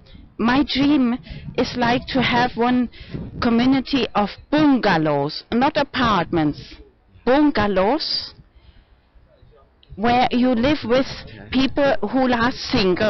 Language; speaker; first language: English; non-native, fluent; German